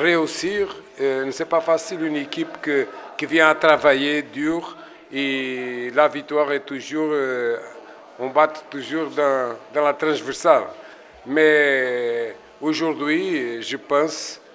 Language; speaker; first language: French; non-native, fluent; Portuguese